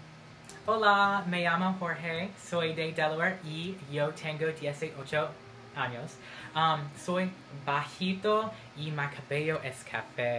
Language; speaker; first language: Spanish; non-native, learner; English